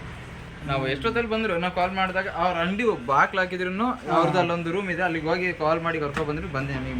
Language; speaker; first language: Kannada; non-native, learner; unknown